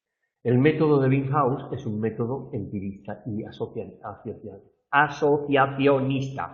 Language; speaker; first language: Spanish; native; Spanish